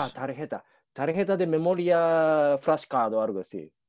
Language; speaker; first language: Spanish; non-native, learner; Japanese